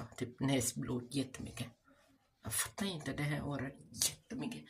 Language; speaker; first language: Swedish; non-native, learner; Thai